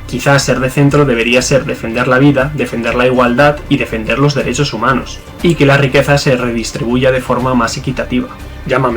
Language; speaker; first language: Spanish; native; Spanish